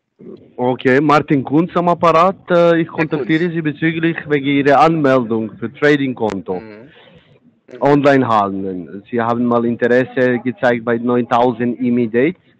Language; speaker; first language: German; non-native, fluent; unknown